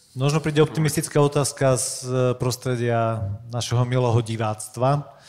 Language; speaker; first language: Slovak; native; Slovak